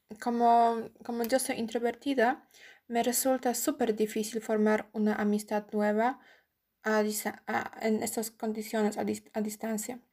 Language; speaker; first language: Spanish; non-native, learner; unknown